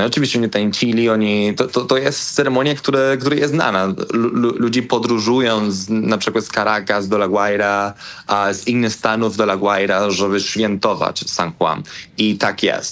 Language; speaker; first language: Polish; non-native, learner; Spanish